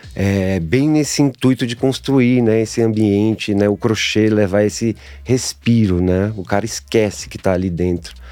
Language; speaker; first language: Portuguese; native; Portuguese